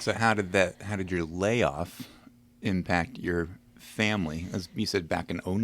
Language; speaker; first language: English; native; English